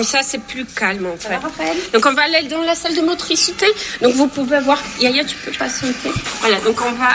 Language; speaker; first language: French; native; French